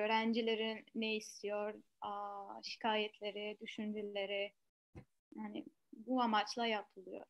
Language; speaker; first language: Turkish; non-native, fluent; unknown